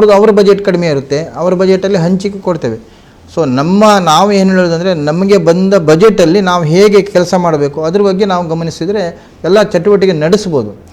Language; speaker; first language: Kannada; non-native, local second language; Konkani